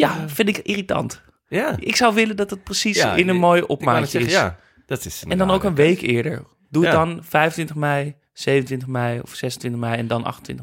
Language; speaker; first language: Dutch; native; Dutch